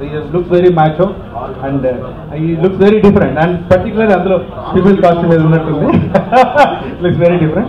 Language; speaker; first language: Telugu; native; Telugu